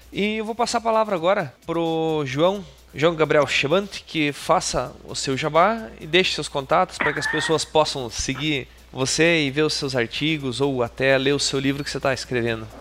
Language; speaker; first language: Portuguese; native; Portuguese